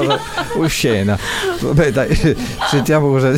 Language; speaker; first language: Italian; native; Italian